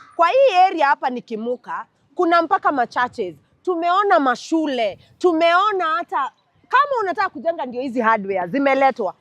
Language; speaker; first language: Swahili; native; Swahili